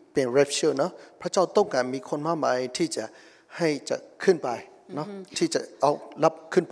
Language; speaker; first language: Thai; non-native, fluent; Burmese